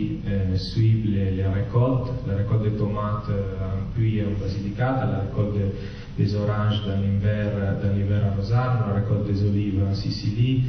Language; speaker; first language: French; non-native, fluent; Italian